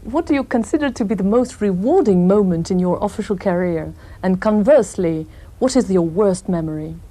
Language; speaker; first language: English; non-native, fluent; French